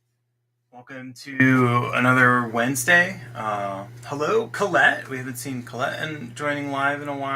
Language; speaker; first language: English; native; English